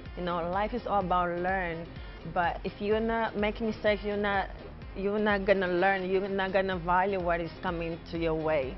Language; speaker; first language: English; non-native, fluent; Portuguese